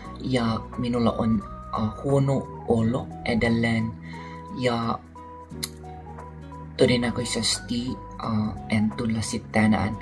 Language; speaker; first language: Finnish; non-native, learner; Filipino